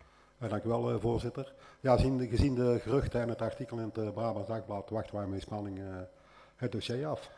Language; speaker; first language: Dutch; native; Dutch